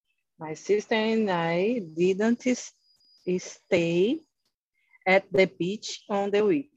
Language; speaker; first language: English; non-native, learner; Portuguese